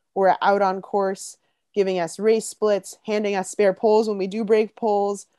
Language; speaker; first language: English; native; English